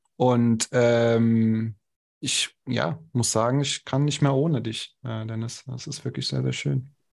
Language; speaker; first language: German; non-native, local second language; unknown